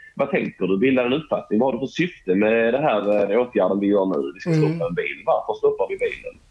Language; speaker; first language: Swedish; native; Swedish